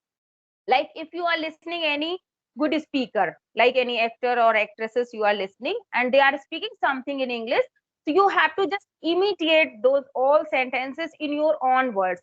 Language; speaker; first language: English; non-native, local second language; Hindi